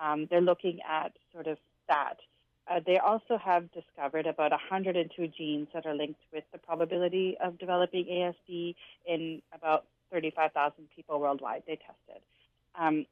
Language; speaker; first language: English; early bilingual, other home language; Punjabi